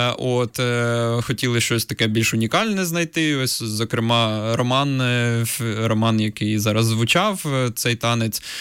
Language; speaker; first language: Ukrainian; native; Ukrainian